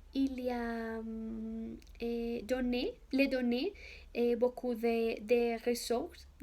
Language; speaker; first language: French; non-native, learner; Spanish